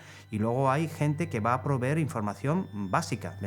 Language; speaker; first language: Spanish; native; Spanish